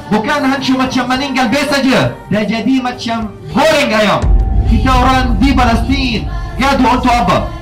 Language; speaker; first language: Malay; non-native, fluent; Arabic